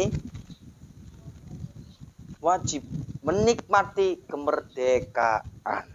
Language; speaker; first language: Indonesian; native; Indonesian